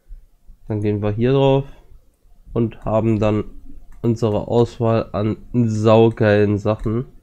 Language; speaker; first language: German; native; German